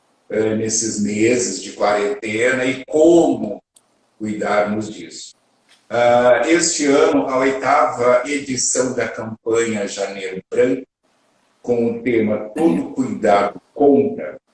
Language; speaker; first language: Portuguese; native; Portuguese